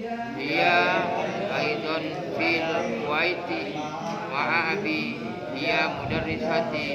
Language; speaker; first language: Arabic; non-native, learner; Indonesian